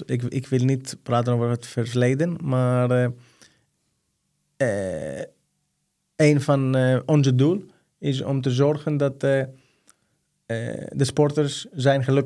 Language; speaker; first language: Dutch; non-native, fluent; Greek